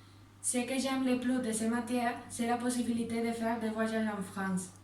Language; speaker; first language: French; non-native, learner; Spanish